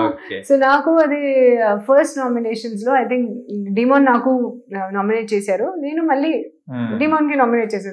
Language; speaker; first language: Telugu; non-native, learner; Hindi